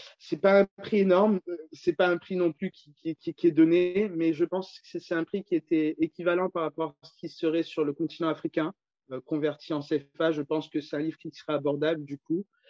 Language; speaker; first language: French; native; French